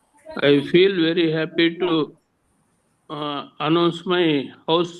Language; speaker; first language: English; non-native, learner; Telugu